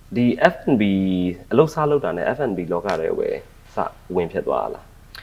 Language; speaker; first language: Burmese; native; Burmese